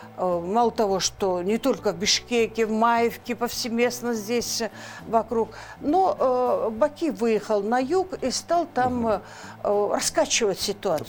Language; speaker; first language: Russian; non-native, local second language; Kyrgyz